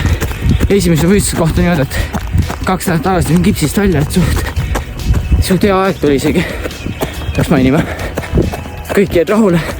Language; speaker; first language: Estonian; native; Estonian